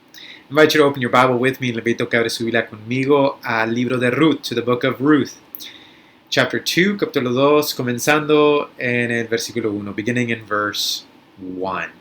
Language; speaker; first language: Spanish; early bilingual, other home language; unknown